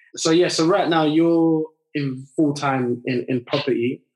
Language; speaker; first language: English; early bilingual, other home language; French